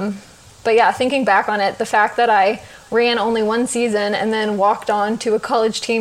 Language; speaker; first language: English; native; English